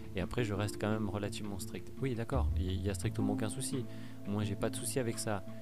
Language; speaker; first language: French; native; French